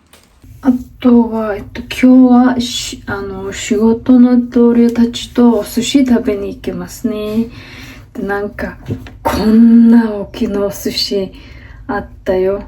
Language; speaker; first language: Japanese; non-native, fluent; Mongolian